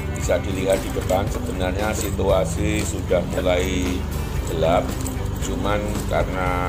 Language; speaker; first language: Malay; non-native, local second language; Javanese